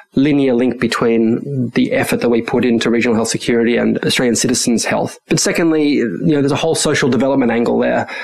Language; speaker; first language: English; early bilingual, other home language; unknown